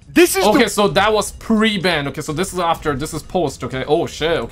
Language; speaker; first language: English; native; English